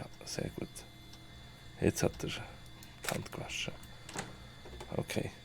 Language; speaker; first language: German; native; German